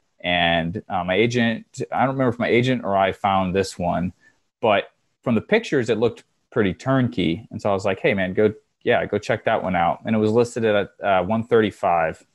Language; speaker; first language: English; native; English